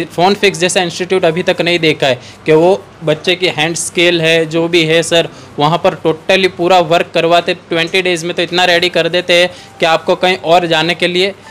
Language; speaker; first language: Hindi; non-native, local second language; Gujarati